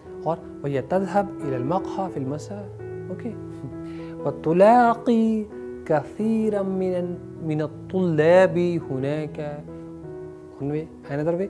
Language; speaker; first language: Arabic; non-native, fluent; Urdu